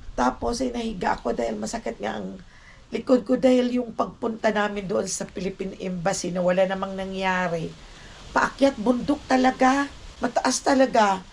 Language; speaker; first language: Filipino; native; Filipino